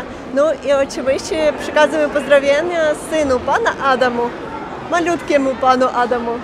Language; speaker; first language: Polish; non-native, fluent; Ukrainian